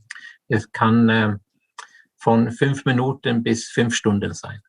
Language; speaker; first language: German; non-native, fluent; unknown